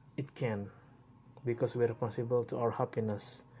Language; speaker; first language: English; non-native, learner; Indonesian